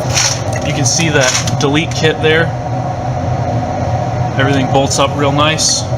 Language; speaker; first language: English; native; English